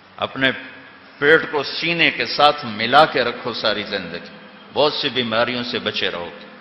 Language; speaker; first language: Urdu; non-native, local second language; Punjabi